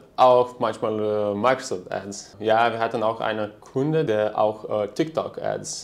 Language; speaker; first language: German; non-native, fluent; Lithuanian